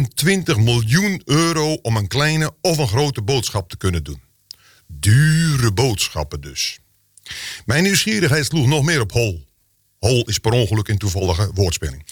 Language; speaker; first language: Dutch; native; Dutch